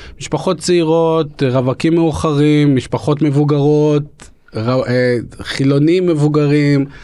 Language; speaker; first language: Hebrew; early bilingual, other home language; Russian